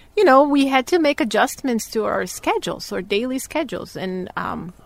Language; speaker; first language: English; non-native, fluent; Portuguese